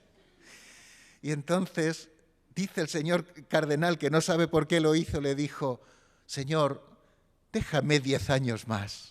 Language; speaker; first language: Spanish; native; Spanish